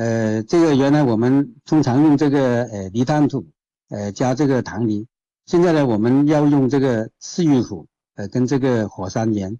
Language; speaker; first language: Chinese; non-native, local second language; Cantonese